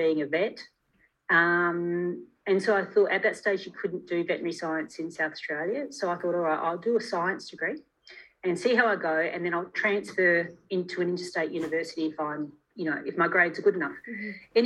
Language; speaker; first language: English; native; English